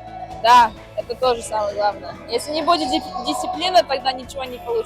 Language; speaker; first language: Russian; non-native, fluent; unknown